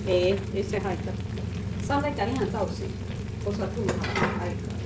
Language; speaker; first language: Finnish; non-native, learner; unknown